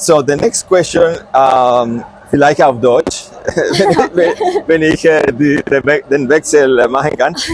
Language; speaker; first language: German; non-native, learner; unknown